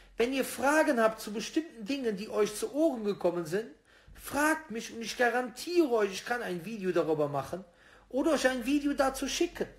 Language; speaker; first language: German; native; German